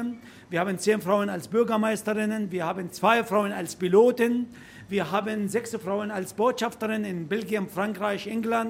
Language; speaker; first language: German; non-native, fluent; Arabic